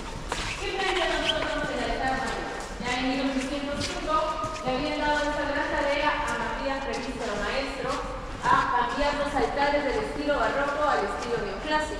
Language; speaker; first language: Spanish; native; Spanish